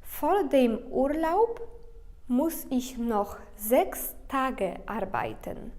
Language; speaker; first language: German; non-native, fluent; Polish